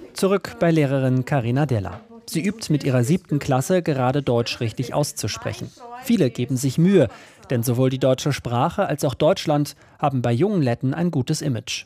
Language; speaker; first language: German; native; German